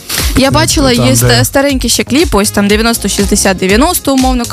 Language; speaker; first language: Ukrainian; native; Ukrainian